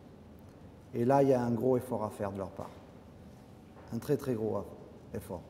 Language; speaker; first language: French; native; French